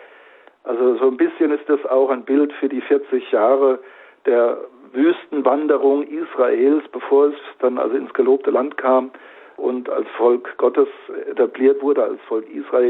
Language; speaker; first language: German; native; German